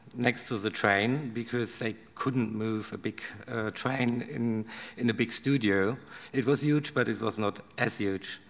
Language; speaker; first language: English; non-native, learner; German